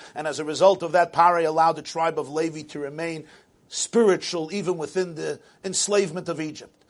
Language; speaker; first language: English; native; English